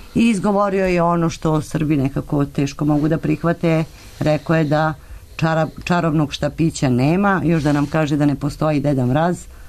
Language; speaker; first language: Serbian; native; Serbian